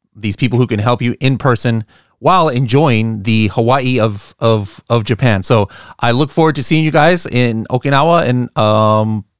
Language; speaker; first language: English; native; English